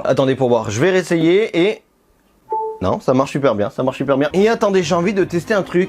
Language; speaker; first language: French; native; French